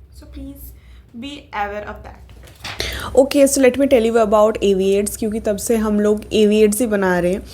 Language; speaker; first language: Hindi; non-native, local second language; Bangla